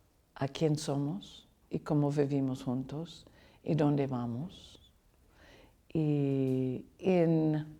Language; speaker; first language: Spanish; non-native, learner; English